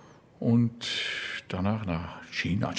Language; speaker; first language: German; non-native, fluent; French